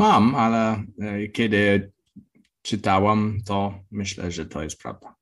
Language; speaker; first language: Polish; non-native, learner; English